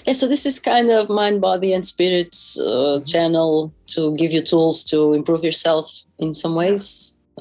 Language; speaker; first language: English; non-native, fluent; Portuguese